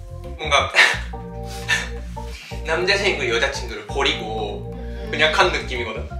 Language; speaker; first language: Korean; non-native, fluent; Japanese